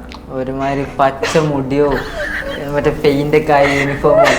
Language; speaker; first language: Malayalam; native; Malayalam